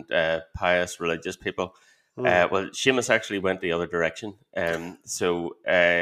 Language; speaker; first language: English; native; English